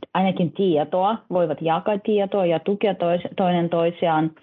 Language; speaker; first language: Finnish; non-native, fluent; Russian